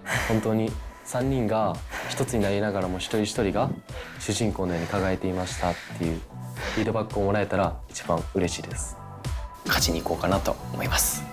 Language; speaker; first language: Japanese; native; Japanese